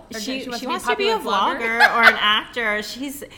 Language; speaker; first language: English; early bilingual, other home language; Filipino